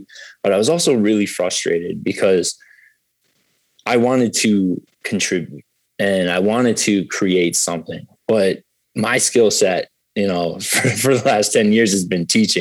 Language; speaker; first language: English; native; English